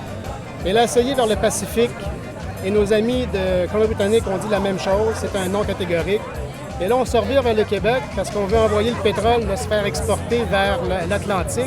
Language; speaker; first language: French; native; French